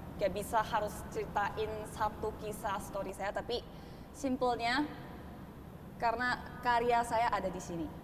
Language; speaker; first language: Indonesian; early bilingual, other home language; Korean